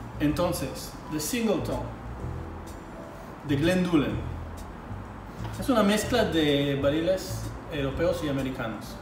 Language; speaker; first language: Spanish; non-native, fluent; Hebrew